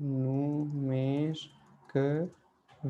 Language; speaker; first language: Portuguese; non-native, fluent; Hindi